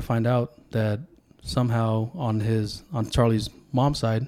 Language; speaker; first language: English; early bilingual, other home language; Tongan